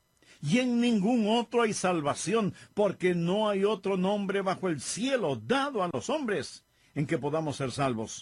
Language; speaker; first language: Spanish; native; Spanish